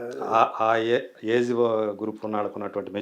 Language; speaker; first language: Telugu; native; Telugu